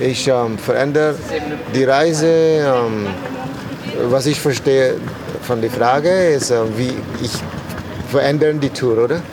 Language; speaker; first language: German; non-native, learner; Spanish